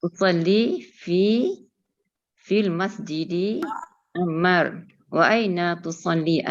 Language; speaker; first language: Arabic; non-native, learner; Malay